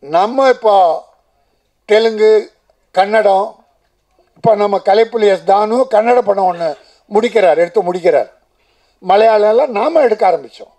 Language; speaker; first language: Tamil; native; Tamil